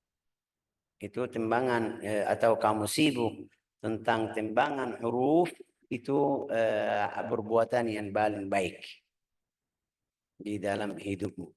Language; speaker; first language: Indonesian; non-native, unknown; Arabic